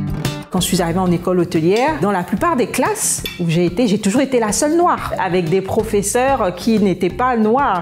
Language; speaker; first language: French; native; French